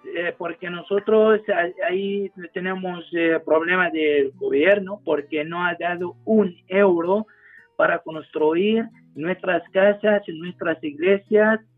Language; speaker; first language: Spanish; non-native, fluent; Arabic